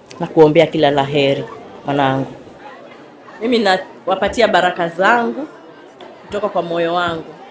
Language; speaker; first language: Swahili; native; Swahili